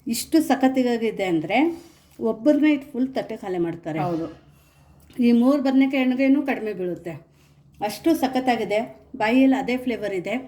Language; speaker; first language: Kannada; non-native, local second language; Marathi